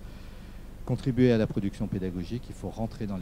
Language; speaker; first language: French; native; French